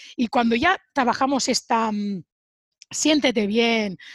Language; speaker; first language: Spanish; native; Spanish